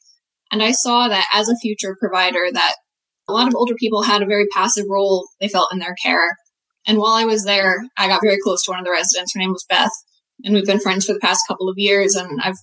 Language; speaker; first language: English; native; English